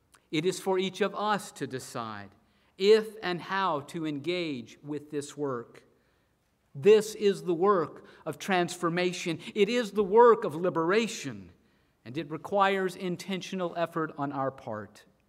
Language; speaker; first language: English; native; English